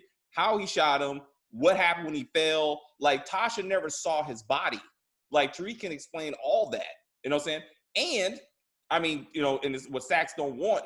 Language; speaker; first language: English; native; English